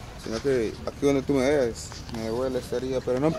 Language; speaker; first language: Spanish; native; Spanish